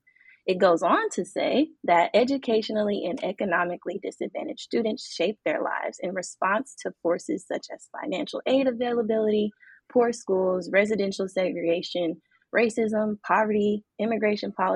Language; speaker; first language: English; native; English